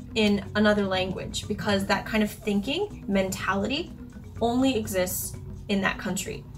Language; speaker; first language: English; early bilingual, other home language; Japanese